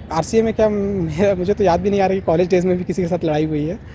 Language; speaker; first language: Hindi; native; Hindi